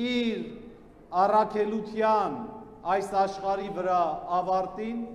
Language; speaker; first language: Armenian; native; Armenian